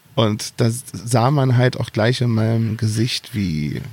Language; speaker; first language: German; native; German